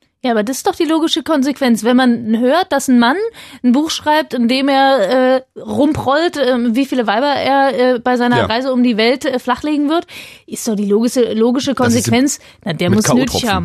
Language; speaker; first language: German; native; German